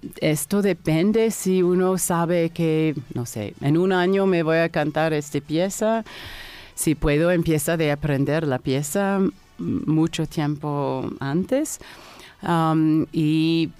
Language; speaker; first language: Spanish; non-native, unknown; English